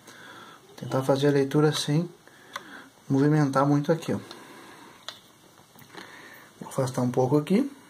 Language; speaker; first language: Portuguese; native; Portuguese